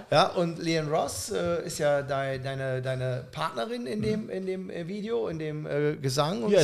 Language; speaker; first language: German; native; German